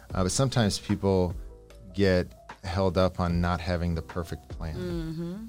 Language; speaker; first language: English; early bilingual, other home language; Spanish